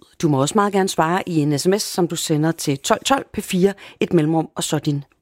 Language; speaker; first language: Danish; native; Danish